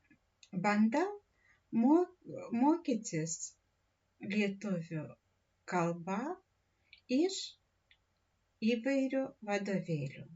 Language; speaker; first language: Lithuanian; non-native, learner; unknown